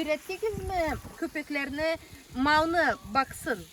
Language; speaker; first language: Turkish; non-native, learner; Russian